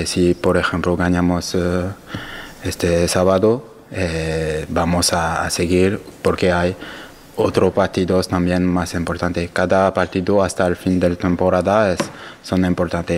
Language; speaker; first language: Spanish; non-native, learner; French